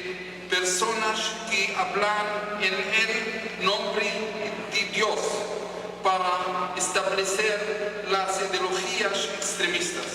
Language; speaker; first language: Spanish; non-native, fluent; Hebrew